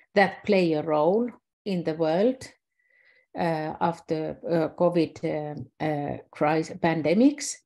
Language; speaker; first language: English; non-native, fluent; Finnish